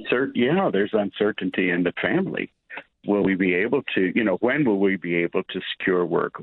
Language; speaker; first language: English; native; English